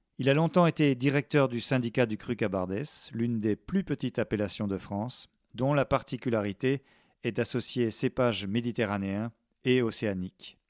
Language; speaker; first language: French; native; French